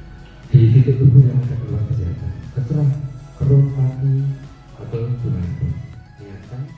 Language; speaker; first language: Indonesian; native; Indonesian